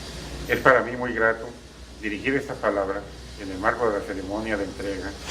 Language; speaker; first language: Spanish; native; Spanish